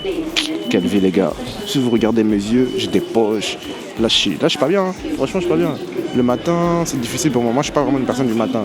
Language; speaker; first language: French; native; French